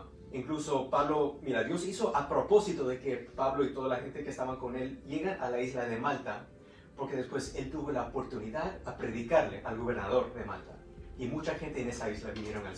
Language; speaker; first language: Spanish; early bilingual, heritage; Spanish